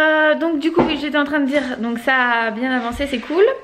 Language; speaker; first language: French; native; French